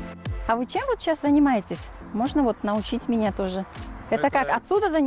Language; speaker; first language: Russian; non-native, local second language; Uzbek